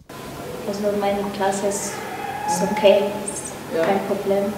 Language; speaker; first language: German; non-native, learner; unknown